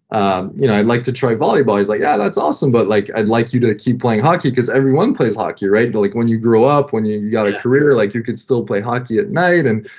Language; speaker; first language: English; non-native, fluent; French